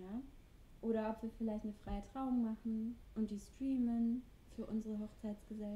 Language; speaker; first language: German; native; German